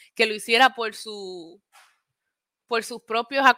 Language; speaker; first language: Spanish; native; Spanish